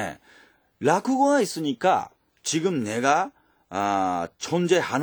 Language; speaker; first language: Korean; early bilingual, heritage; Japanese